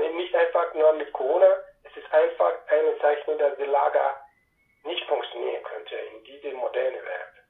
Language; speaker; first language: German; non-native, learner; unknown